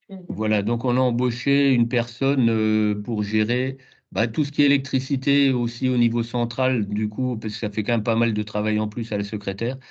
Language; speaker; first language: French; native; French